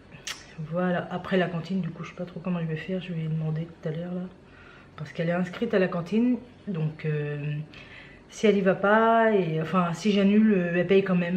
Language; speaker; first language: French; native; French